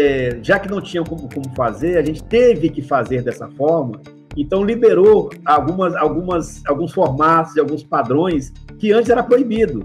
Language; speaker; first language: Portuguese; native; Portuguese